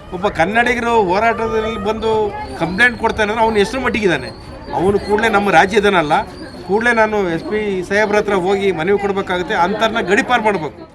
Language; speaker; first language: Kannada; native; Kannada